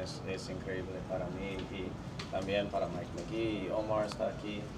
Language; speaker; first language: Spanish; non-native, fluent; English